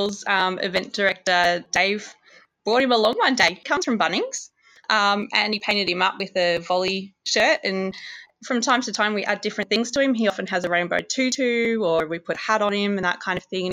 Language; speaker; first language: English; native; English